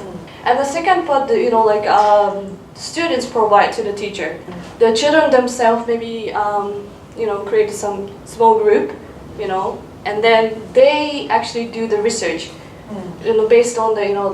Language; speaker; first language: English; non-native, learner; Japanese